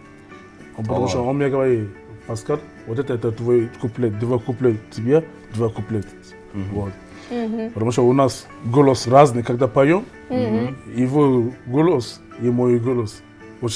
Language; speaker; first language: Russian; non-native, learner; English